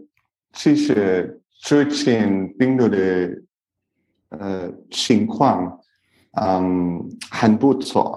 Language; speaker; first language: Chinese; non-native, learner; English